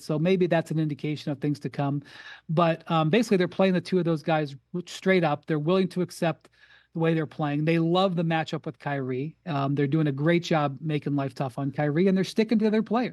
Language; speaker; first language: English; native; English